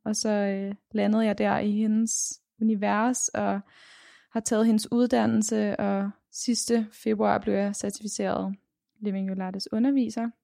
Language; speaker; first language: Danish; native; Danish